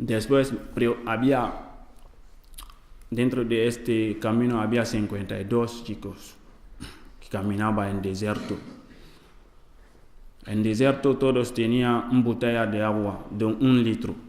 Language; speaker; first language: Spanish; non-native, learner; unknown